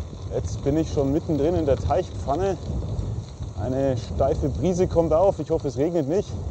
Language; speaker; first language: German; native; German